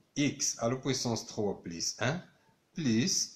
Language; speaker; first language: French; non-native, local second language; Arabic